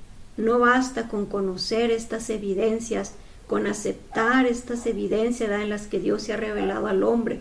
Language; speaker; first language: Spanish; native; Spanish